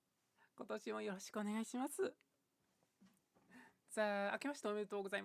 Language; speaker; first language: Japanese; non-native, fluent; English